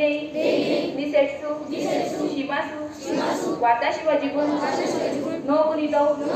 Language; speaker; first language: Japanese; non-native, learner; Marathi